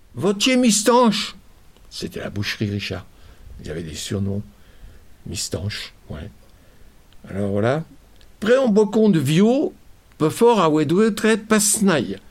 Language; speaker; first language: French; native; French